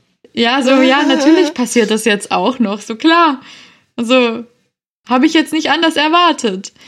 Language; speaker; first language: German; native; German